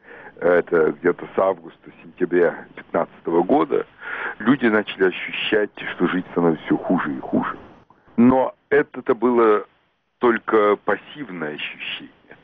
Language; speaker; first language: Russian; native; Russian